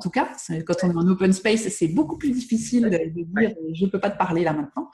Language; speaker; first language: French; native; French